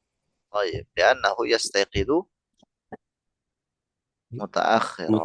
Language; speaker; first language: Arabic; non-native, fluent; Indonesian